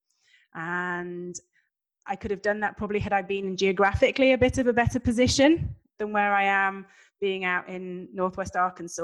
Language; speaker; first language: English; native; English